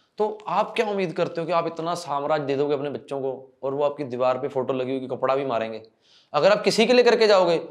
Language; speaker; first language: Hindi; non-native, local second language; Punjabi